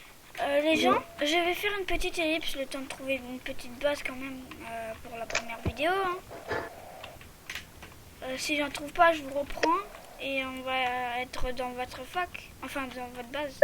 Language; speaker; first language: French; native; French